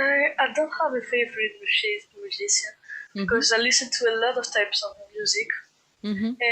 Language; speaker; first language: English; non-native, fluent; Greek